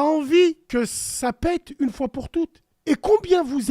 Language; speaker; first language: French; native; French